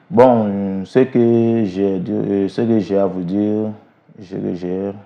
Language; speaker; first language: French; non-native, local second language; Bambara